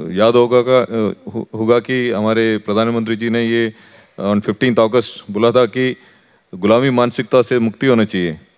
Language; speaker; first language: Hindi; native; Hindi